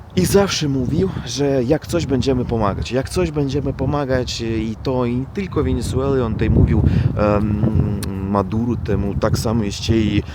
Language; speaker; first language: Polish; non-native, fluent; Russian